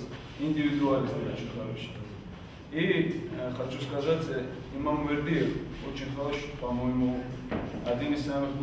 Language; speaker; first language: Russian; non-native, fluent; Georgian